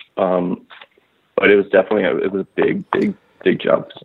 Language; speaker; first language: English; native; English